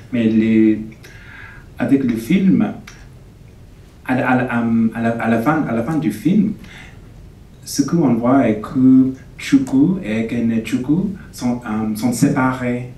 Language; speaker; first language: French; non-native, fluent; English